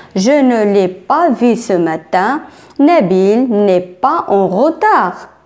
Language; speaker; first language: French; non-native, local second language; Arabic